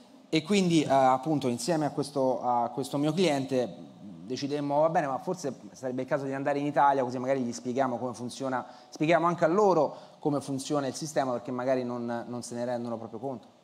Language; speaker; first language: Italian; native; Italian